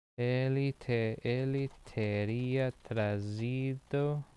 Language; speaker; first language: Portuguese; non-native, learner; English